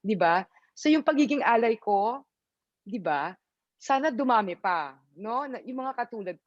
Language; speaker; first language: Filipino; native; Filipino